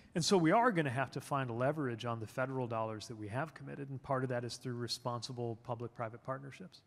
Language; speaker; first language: English; native; English